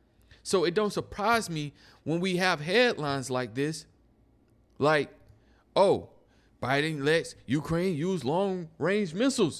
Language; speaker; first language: English; native; English